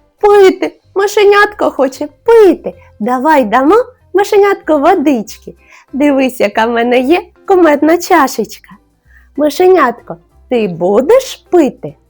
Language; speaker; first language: Ukrainian; native; Ukrainian